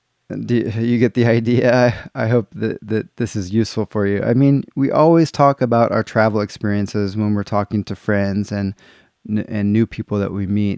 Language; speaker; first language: English; native; English